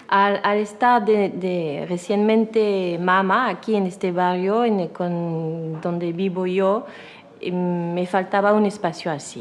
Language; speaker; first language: Spanish; non-native, fluent; French